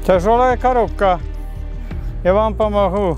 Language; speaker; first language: Ukrainian; non-native, learner; Slovak